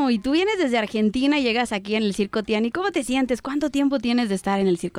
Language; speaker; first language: Spanish; native; Spanish